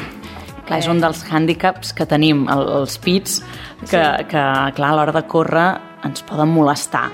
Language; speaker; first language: Catalan; native; Catalan